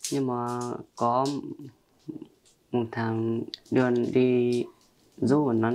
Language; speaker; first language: Vietnamese; non-native, local second language; Hmong